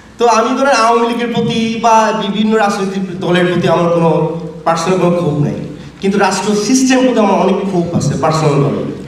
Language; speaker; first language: Bangla; non-native, local second language; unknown